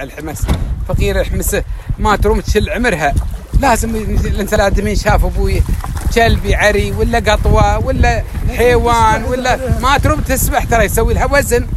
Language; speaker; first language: Arabic; native; Arabic